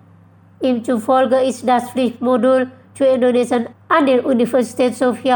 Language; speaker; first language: German; non-native, fluent; Indonesian